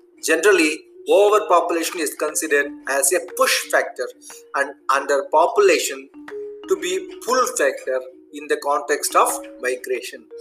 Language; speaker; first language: English; non-native, local second language; Tamil